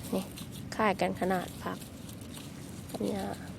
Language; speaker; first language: Thai; native; Thai